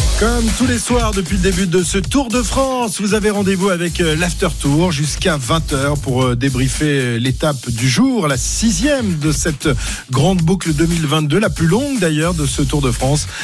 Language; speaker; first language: French; native; French